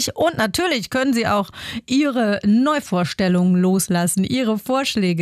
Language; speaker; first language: German; native; German